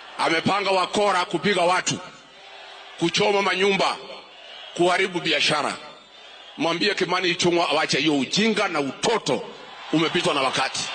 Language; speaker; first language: Swahili; non-native, local second language; Kikuyu